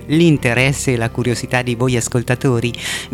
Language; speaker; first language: Italian; native; Italian